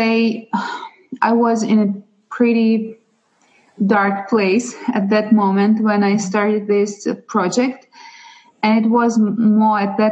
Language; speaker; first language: English; non-native, fluent; Russian